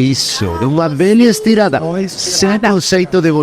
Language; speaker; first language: Portuguese; non-native, fluent; Spanish